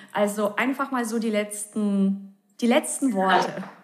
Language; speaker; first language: German; native; German